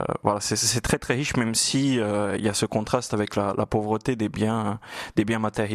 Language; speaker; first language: French; non-native, fluent; Portuguese